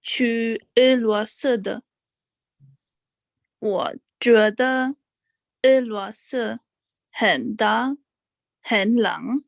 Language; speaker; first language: Chinese; non-native, learner; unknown